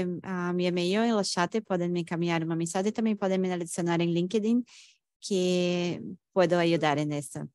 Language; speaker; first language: Spanish; non-native, fluent; Portuguese